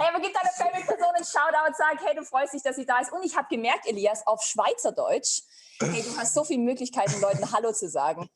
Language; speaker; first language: German; native; German